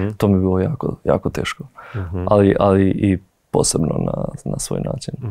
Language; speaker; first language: Croatian; non-native, fluent; Albanian